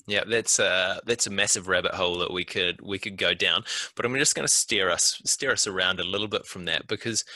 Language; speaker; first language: English; native; English